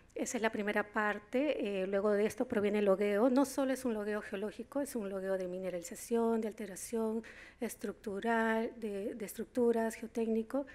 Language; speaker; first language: Spanish; native; Spanish